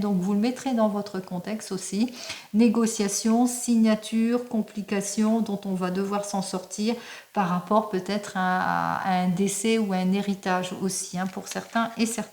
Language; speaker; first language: French; native; French